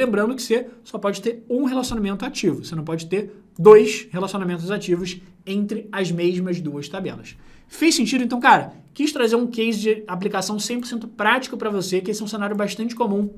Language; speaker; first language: Portuguese; native; Portuguese